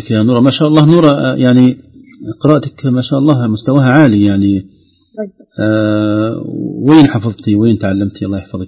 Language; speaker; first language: Arabic; native; Arabic